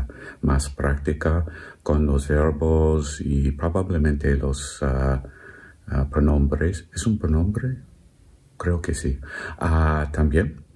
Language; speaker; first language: Spanish; non-native, learner; English